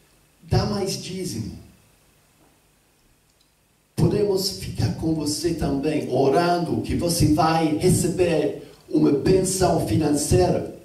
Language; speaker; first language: Portuguese; non-native, fluent; English